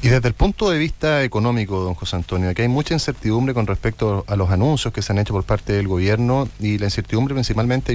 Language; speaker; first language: Spanish; native; Spanish